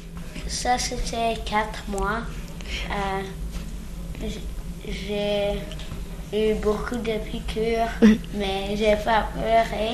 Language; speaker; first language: French; early bilingual, other home language; English